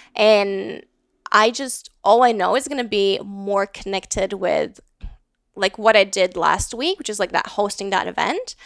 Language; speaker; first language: English; non-native, fluent; Latvian